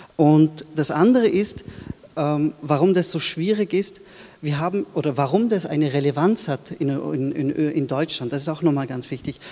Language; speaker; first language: German; early bilingual, other home language; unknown